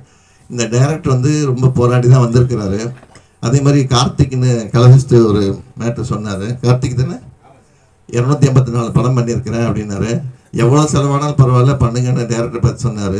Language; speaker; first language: Tamil; native; Tamil